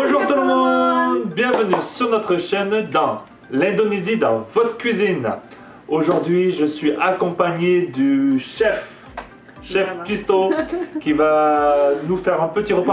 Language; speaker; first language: French; native; French